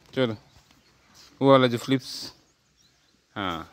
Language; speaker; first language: Hindi; native; Hindi